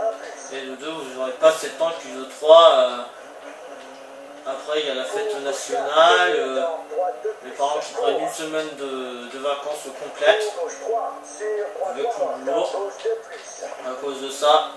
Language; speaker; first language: French; native; French